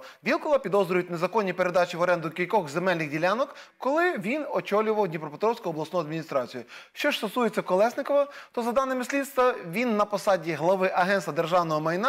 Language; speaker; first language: Ukrainian; native; Ukrainian